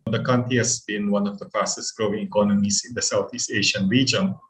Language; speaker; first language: English; non-native, local second language; Filipino